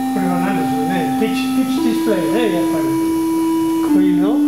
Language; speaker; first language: Japanese; non-native, learner; English